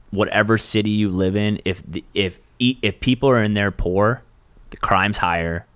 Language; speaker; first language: English; native; English